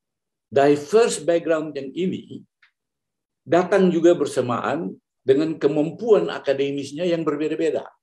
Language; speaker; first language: Malay; native; Malay